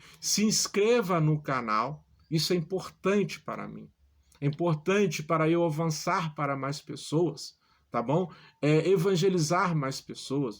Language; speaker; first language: Portuguese; native; Portuguese